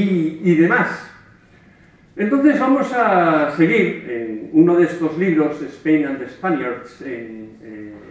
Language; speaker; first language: Spanish; native; Spanish